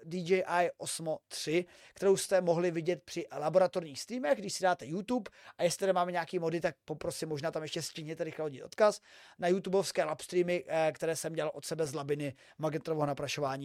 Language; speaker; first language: Czech; native; Czech